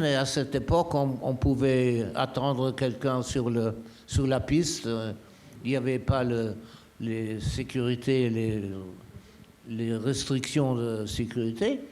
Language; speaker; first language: French; non-native, fluent; German